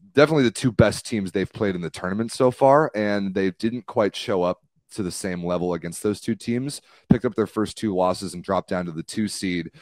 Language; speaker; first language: English; native; English